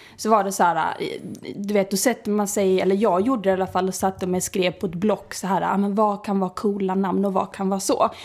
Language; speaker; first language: Swedish; native; Swedish